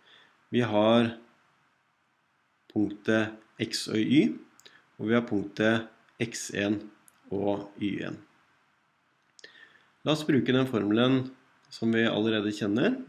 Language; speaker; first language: Norwegian; native; Norwegian